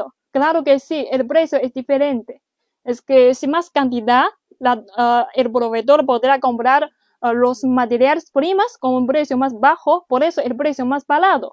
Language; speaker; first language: Spanish; non-native, learner; Chinese